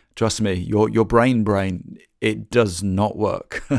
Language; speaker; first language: English; native; English